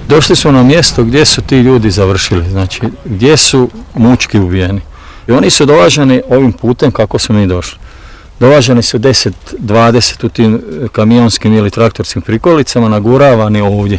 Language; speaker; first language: Croatian; native; Croatian